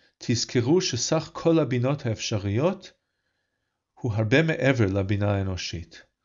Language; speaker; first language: Hebrew; non-native, fluent; English